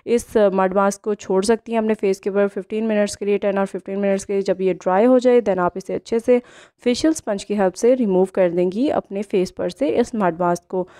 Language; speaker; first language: Hindi; native; Hindi